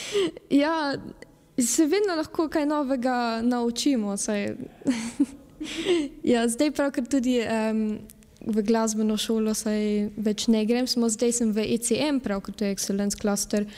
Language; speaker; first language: Slovenian; early bilingual, heritage; Slovenian